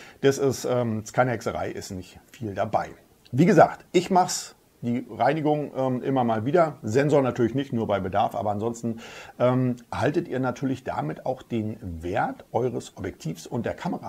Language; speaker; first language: German; native; German